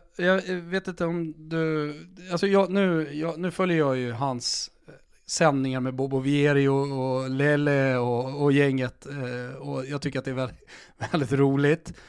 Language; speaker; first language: Swedish; native; Swedish